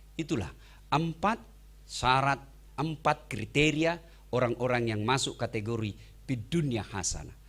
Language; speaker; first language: Indonesian; native; Indonesian